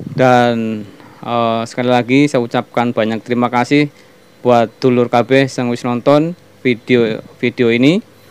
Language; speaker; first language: Indonesian; non-native, local second language; Javanese